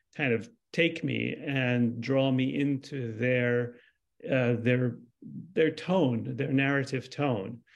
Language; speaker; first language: English; early bilingual, other home language; Arabic